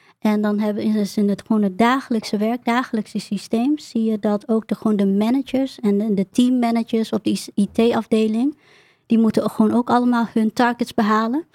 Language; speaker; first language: Dutch; early bilingual, other home language; Vietnamese